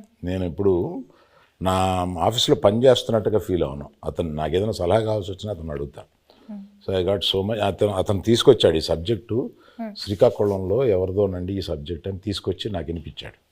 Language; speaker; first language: Telugu; native; Telugu